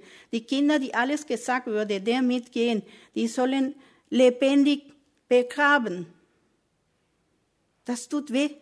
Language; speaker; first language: German; non-native, learner; Spanish